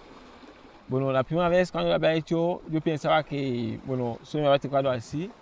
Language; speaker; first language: Spanish; non-native, fluent; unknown